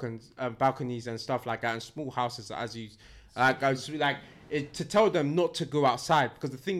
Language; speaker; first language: English; native; English